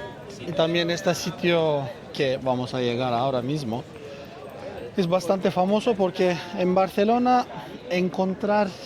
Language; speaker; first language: Spanish; non-native, learner; Turkish